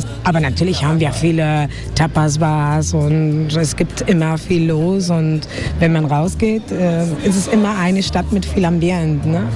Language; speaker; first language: German; non-native, fluent; Spanish